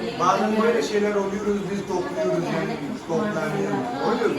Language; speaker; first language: Turkish; non-native, learner; Punjabi